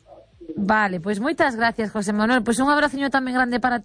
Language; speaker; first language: Spanish; non-native, local second language; Galician